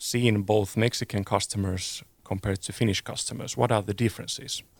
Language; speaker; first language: English; non-native, fluent; Finnish